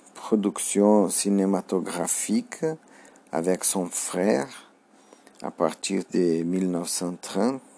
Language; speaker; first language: French; non-native, learner; Portuguese